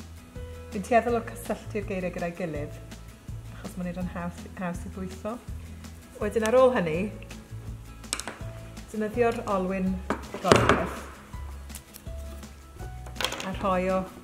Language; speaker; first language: Welsh; native; Welsh